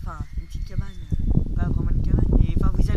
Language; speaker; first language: French; native; French